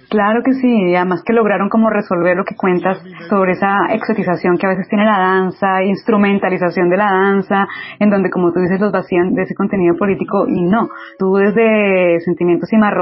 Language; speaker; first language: Spanish; native; Spanish